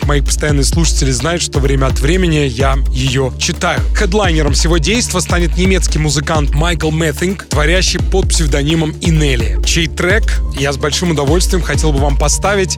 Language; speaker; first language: Russian; native; Russian